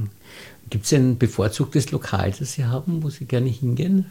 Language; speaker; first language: German; native; German